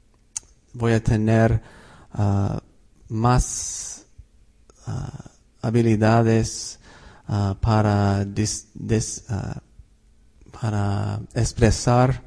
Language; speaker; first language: Spanish; non-native, fluent; English